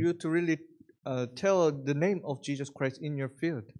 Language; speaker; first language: English; non-native, fluent; Korean